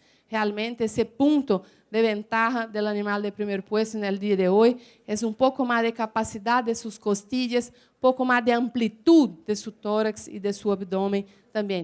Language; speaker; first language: Spanish; non-native, fluent; Portuguese